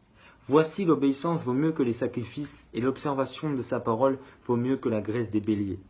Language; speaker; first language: French; native; French